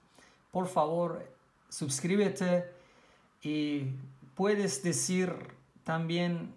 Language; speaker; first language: Spanish; non-native, learner; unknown